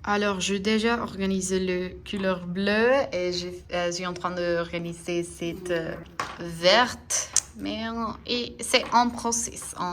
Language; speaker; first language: French; non-native, learner; Spanish